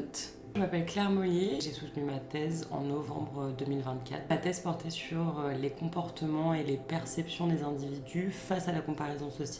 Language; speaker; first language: French; native; French